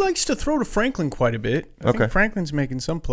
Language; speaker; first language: English; native; English